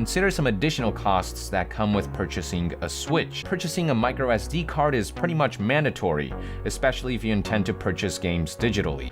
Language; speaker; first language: English; native; English